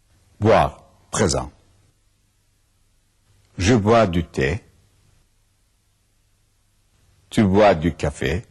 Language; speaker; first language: French; non-native, fluent; Turkish